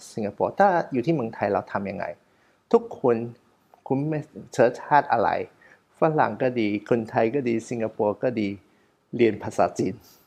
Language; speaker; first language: Thai; non-native, fluent; Chinese